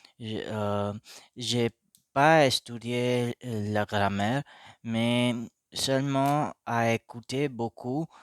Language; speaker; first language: French; non-native, learner; Hindi